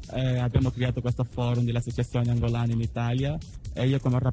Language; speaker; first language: Italian; non-native, fluent; Portuguese